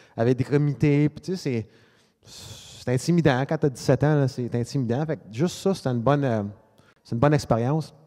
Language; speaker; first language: French; native; French